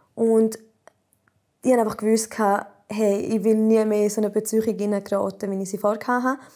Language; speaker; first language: German; native; German